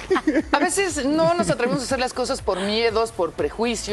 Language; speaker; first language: Spanish; native; Spanish